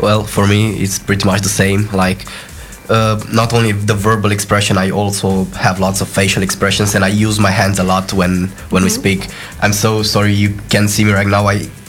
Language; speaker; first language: English; non-native, fluent; Romanian